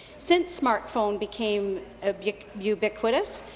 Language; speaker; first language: English; native; English